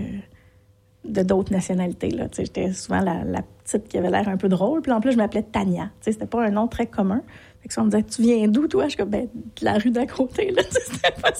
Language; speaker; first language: French; native; French